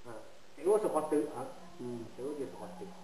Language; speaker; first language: Chinese; non-native, local second language; Hmong